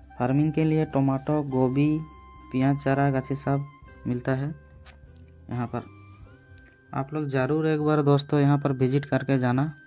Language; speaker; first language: Hindi; non-native, local second language; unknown